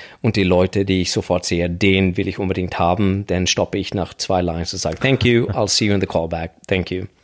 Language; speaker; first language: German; non-native, fluent; Swedish